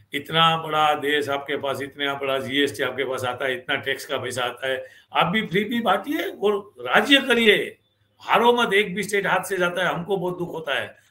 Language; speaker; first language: Hindi; non-native, local second language; Gujarati